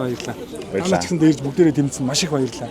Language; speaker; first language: Mongolian; native; Mongolian